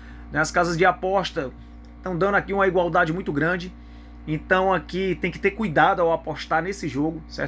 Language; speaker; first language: Portuguese; native; Portuguese